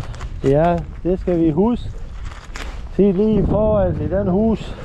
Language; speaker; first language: Danish; non-native, learner; Estonian